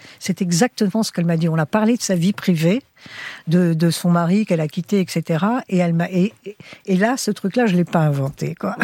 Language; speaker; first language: French; early bilingual, heritage; French